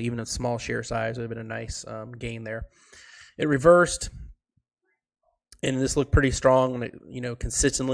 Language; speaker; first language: English; native; English